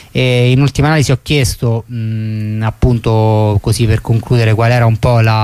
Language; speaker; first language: Italian; native; Italian